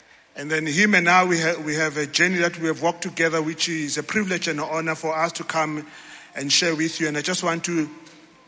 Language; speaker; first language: English; non-native, local second language; Zulu